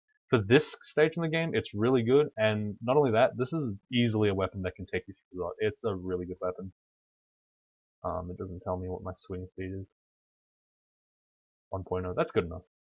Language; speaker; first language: English; native; English